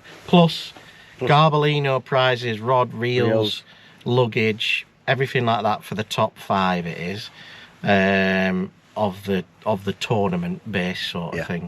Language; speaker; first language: English; native; English